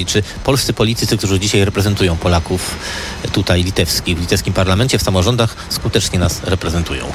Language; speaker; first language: Polish; native; Polish